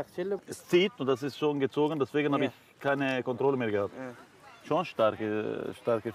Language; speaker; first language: German; non-native, fluent; Arabic